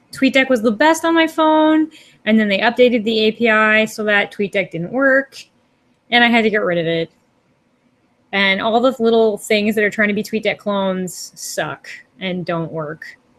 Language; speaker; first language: English; native; English